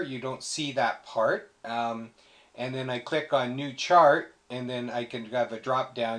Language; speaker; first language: English; native; English